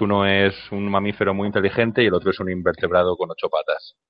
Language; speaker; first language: Spanish; native; Spanish